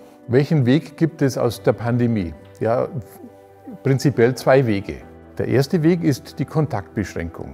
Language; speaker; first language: German; native; German